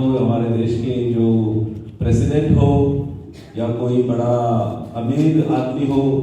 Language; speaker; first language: Hindi; non-native, local second language; Marathi